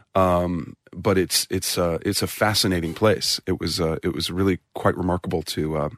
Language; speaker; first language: English; native; English